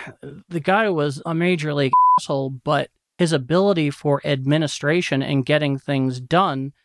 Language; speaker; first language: English; native; English